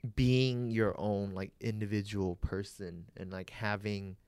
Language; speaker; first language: English; early bilingual, other home language; Vietnamese